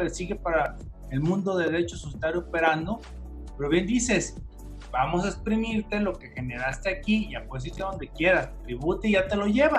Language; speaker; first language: Spanish; native; Spanish